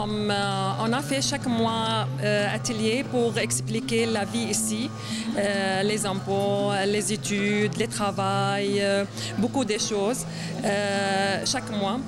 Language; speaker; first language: French; non-native, learner; Arabic